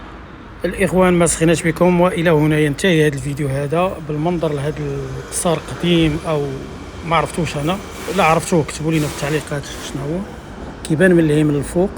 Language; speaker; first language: Arabic; native; Arabic